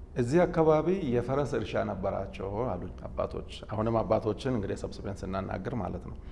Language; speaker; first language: Amharic; non-native, local second language; Oromo